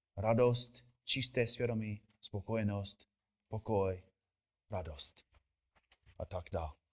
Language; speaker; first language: Czech; non-native, fluent; English